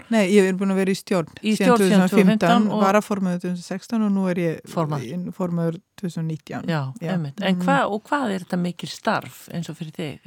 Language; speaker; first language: Icelandic; non-native, fluent; Croatian